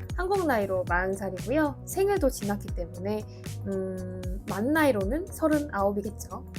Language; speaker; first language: Korean; native; Korean